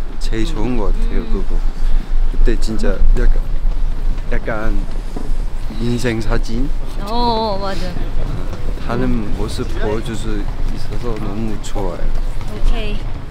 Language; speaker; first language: Korean; non-native, fluent; Cantonese